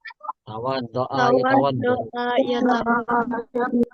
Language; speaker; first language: Arabic; non-native, learner; Indonesian